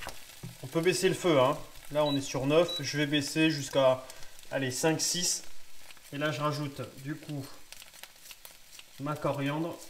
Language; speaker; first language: French; native; French